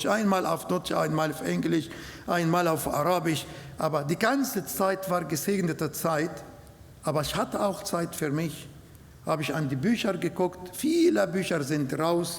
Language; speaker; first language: German; non-native, learner; Arabic